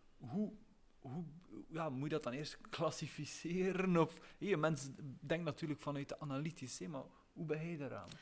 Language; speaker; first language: Dutch; native; Dutch